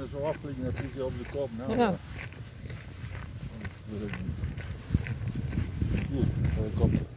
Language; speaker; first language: Dutch; native; Dutch